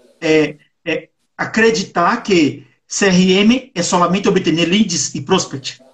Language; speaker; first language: Portuguese; non-native, learner; Spanish